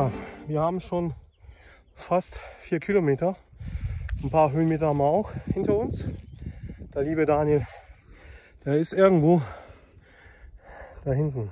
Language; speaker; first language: German; native; German